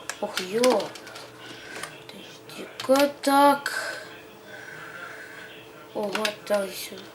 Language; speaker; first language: Russian; native; Russian